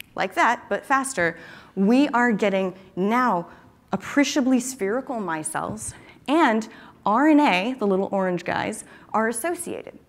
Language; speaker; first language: English; native; English